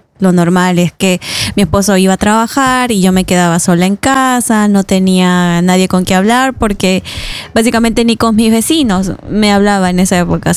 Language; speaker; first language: Spanish; native; Spanish